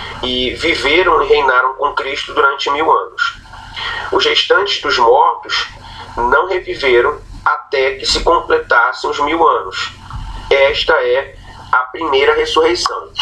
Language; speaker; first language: Portuguese; native; Portuguese